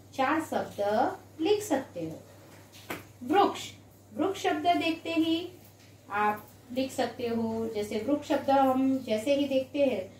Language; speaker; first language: Hindi; non-native, local second language; Gujarati